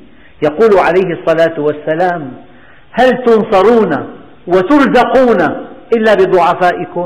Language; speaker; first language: Arabic; native; Arabic